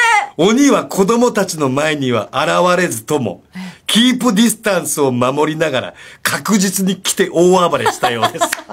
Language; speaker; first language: Japanese; native; Japanese